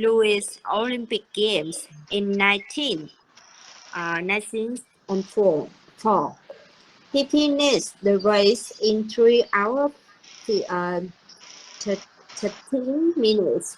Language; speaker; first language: English; non-native, learner; Vietnamese